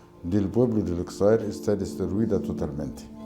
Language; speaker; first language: Portuguese; non-native, learner; Arabic